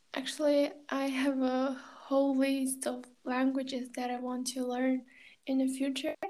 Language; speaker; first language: English; non-native, learner; Kazakh